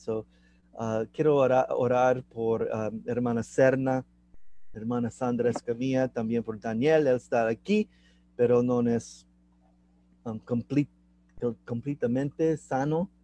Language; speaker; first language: Spanish; non-native, learner; English